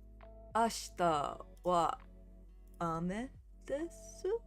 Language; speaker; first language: Japanese; non-native, learner; English